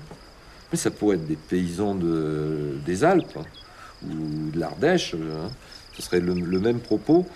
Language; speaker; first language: French; native; French